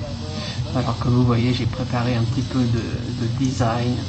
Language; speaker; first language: French; native; French